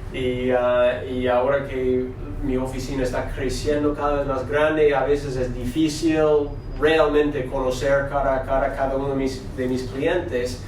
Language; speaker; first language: Spanish; non-native, fluent; English